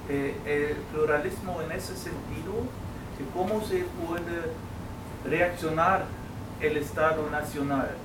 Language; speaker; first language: Spanish; non-native, fluent; German